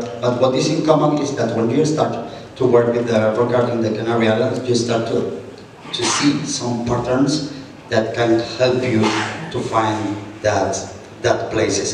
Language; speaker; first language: English; non-native, fluent; Spanish